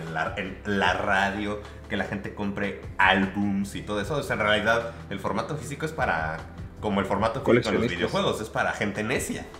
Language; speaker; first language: Spanish; native; Spanish